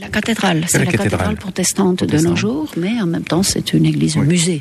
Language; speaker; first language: French; non-native, fluent; Estonian